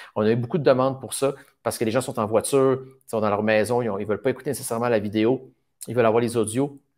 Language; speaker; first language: French; native; French